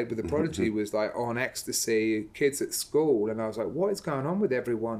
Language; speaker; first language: English; native; English